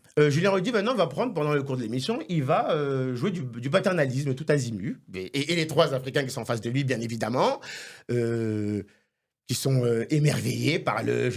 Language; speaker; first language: French; non-native, local second language; Haitian Creole